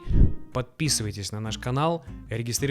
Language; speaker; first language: Russian; native; Russian